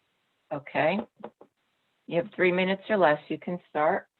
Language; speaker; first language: English; native; English